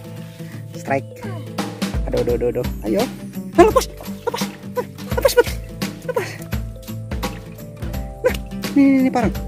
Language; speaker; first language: Indonesian; native; Indonesian